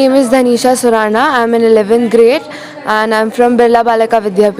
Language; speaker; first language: English; non-native, local second language; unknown